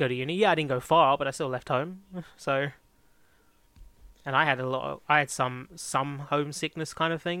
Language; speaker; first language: English; native; English